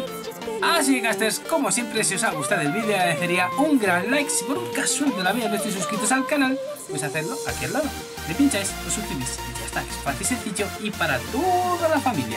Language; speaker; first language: Spanish; native; Spanish